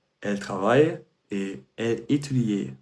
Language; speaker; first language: French; non-native, fluent; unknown